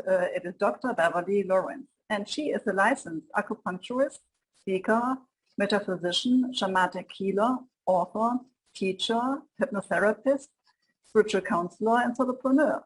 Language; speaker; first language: English; non-native, fluent; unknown